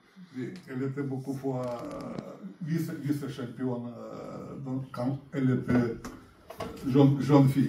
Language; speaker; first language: French; non-native, learner; Russian